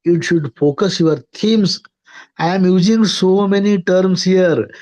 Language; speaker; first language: English; non-native, local second language; Marathi